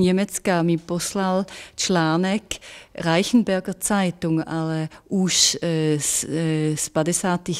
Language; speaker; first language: Czech; non-native, fluent; German